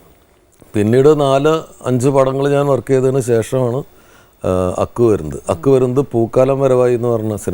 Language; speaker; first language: Malayalam; native; Malayalam